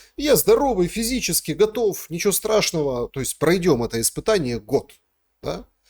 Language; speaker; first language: Russian; native; Russian